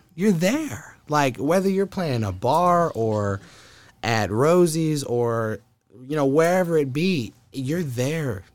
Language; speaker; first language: English; native; English